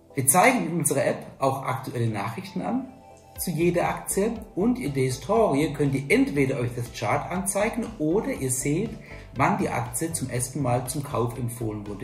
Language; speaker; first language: German; native; German